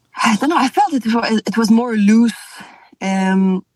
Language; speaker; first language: English; non-native, fluent; French